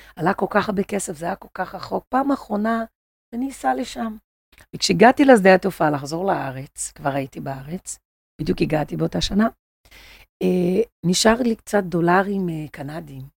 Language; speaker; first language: Hebrew; non-native, fluent; Portuguese